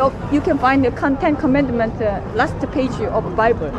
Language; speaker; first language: English; non-native, learner; Korean